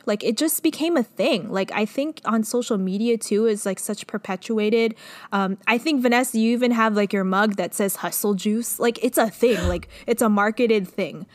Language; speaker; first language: English; native; English